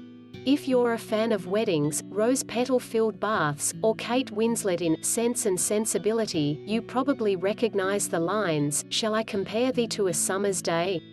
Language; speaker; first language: English; native; English